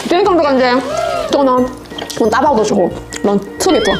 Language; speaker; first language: Chinese; non-native, learner; Korean